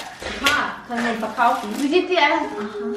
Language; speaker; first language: German; early bilingual, other home language; Cebuano